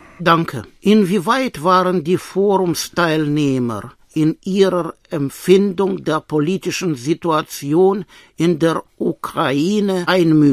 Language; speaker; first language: German; non-native, fluent; Russian